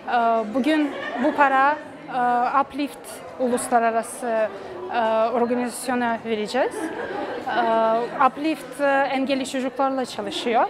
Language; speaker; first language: Turkish; non-native, fluent; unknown